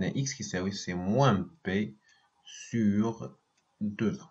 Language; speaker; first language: French; non-native, local second language; Arabic